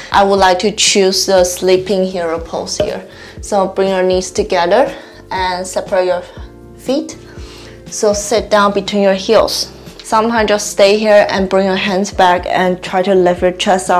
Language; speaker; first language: English; non-native, fluent; Chinese